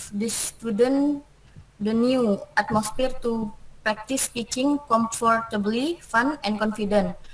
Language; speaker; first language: English; non-native, learner; Indonesian